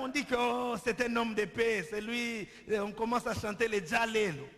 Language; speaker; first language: French; non-native, local second language; Lingala